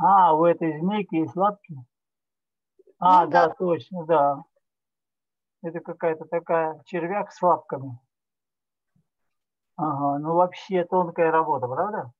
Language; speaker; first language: Russian; native; Russian